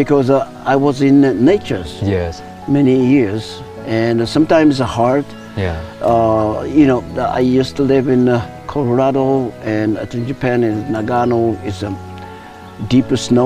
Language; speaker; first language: English; non-native, learner; Japanese